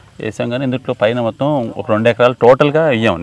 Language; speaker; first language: Telugu; native; Telugu